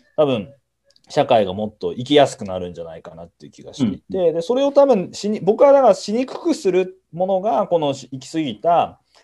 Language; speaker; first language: Japanese; native; Japanese